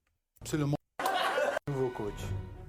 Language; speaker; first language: French; non-native, local second language; Dutch